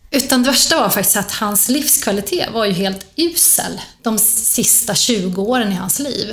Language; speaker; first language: Swedish; native; Swedish